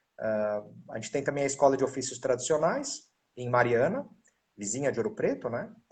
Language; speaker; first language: Portuguese; native; Portuguese